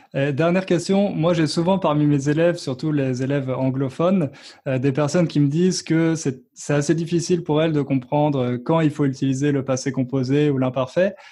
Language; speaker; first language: French; native; French